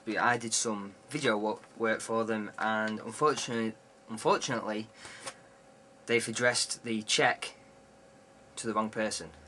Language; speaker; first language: English; native; English